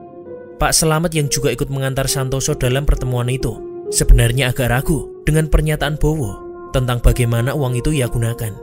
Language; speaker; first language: Indonesian; native; Indonesian